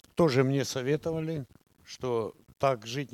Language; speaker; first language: Czech; non-native, learner; Russian